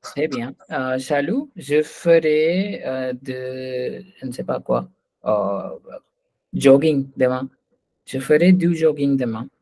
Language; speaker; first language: French; non-native, fluent; Hindi